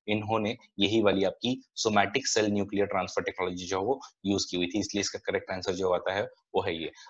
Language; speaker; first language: Hindi; non-native, local second language; Marathi